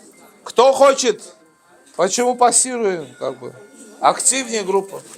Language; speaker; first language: Russian; non-native, local second language; Georgian